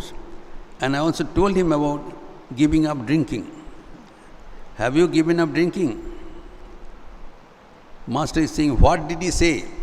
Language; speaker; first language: English; non-native, local second language; Hindi